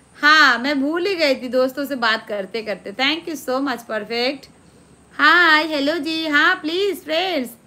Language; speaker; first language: Hindi; non-native, local second language; Bangla